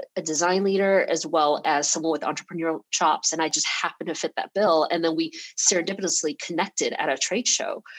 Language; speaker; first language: English; early bilingual, other home language; Chinese